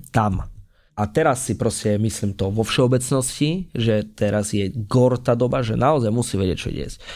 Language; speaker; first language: Slovak; native; Slovak